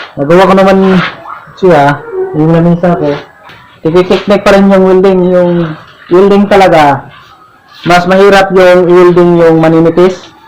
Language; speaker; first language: Filipino; non-native, local second language; Cebuano